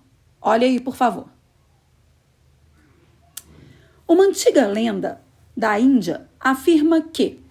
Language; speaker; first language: Portuguese; native; Portuguese